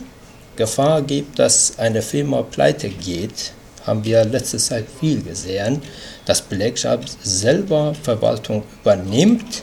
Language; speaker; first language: German; non-native, fluent; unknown